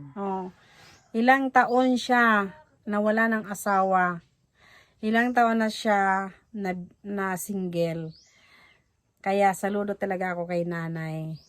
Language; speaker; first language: Filipino; non-native, local second language; Cebuano